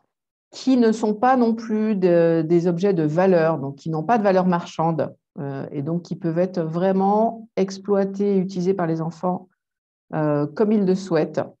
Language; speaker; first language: French; native; French